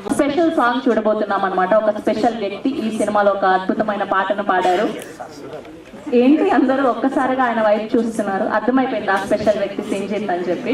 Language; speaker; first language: Telugu; native; Telugu